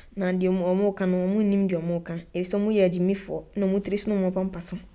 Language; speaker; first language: Italian; early bilingual, other home language; Akan